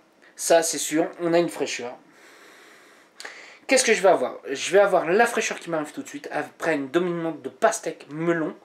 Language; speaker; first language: French; native; French